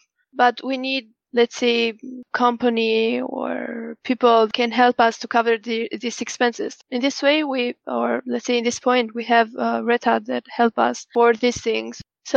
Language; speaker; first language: English; non-native, fluent; Albanian